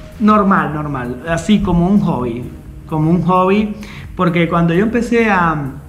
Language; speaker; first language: Spanish; native; Spanish